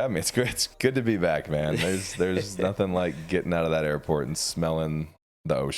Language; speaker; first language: English; native; English